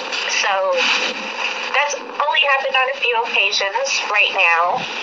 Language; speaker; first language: English; native; English